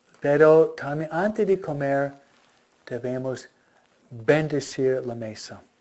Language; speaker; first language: Spanish; non-native, fluent; English